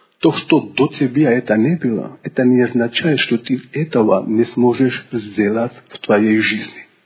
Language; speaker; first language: Russian; non-native, local second language; Georgian